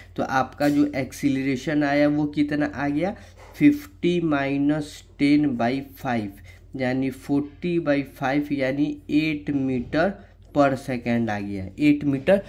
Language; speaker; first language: Hindi; native; Hindi